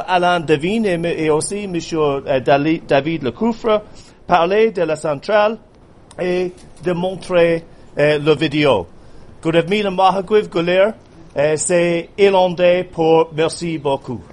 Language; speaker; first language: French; non-native, learner; English